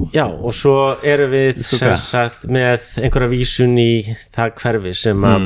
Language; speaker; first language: Icelandic; non-native, fluent; English